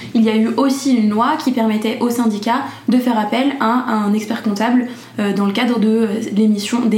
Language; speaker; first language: French; native; French